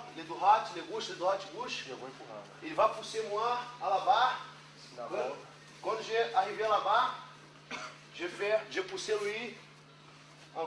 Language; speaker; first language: French; non-native, learner; Portuguese